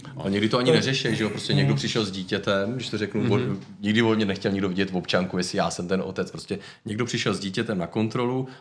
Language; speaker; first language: Czech; native; Czech